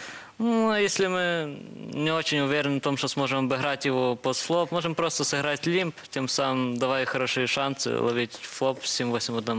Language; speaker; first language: Russian; native; Russian